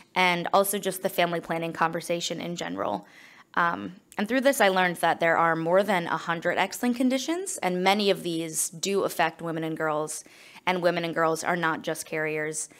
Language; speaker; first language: English; native; English